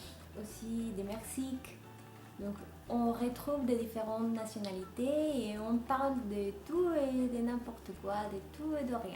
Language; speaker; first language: French; non-native, fluent; Spanish